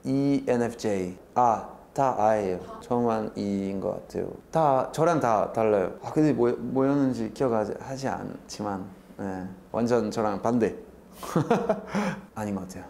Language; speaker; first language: Korean; non-native, fluent; French